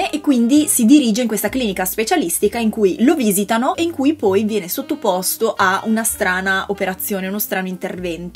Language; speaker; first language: Italian; native; Italian